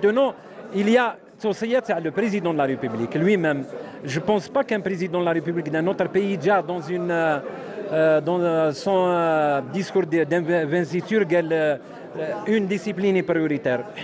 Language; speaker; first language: French; non-native, local second language; Arabic